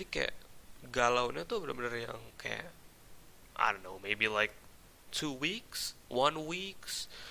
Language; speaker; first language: English; non-native, fluent; Indonesian